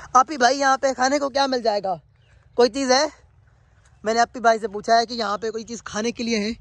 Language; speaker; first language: Urdu; non-native, local second language; Sindhi